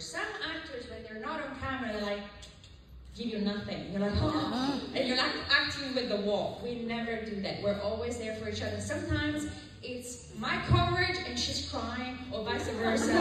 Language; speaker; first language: English; non-native, fluent; Italian